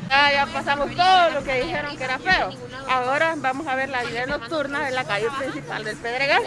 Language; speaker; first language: Spanish; native; Spanish